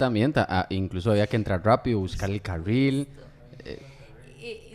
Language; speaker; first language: Spanish; native; Spanish